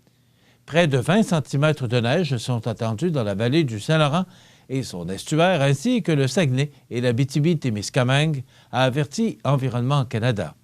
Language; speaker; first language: French; native; French